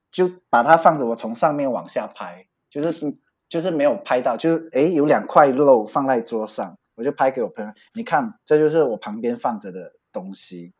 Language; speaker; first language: Chinese; native; Chinese